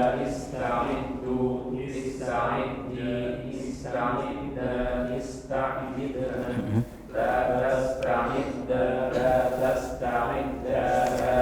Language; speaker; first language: Arabic; non-native, learner; Indonesian